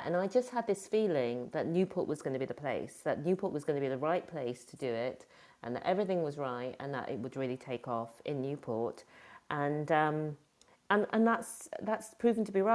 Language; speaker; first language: English; native; English